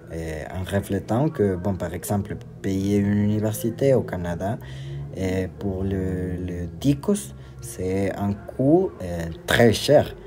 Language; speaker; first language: French; non-native, learner; Spanish